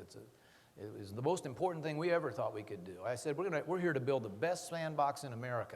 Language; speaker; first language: English; native; English